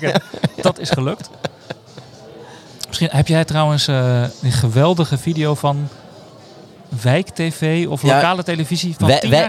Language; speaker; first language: Dutch; native; Dutch